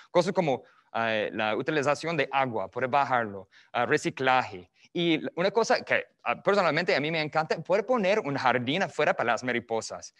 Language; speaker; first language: Spanish; non-native, fluent; English